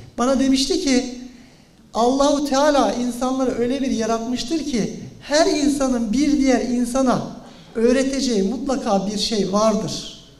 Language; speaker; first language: Turkish; native; Turkish